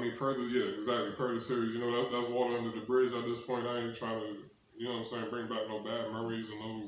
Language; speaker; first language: English; native; English